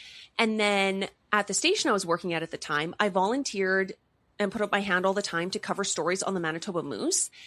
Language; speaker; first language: English; native; English